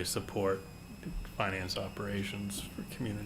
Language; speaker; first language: English; native; English